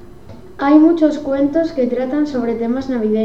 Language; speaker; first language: Spanish; native; Spanish